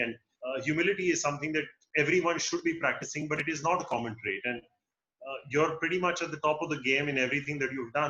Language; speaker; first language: English; non-native, local second language; Hindi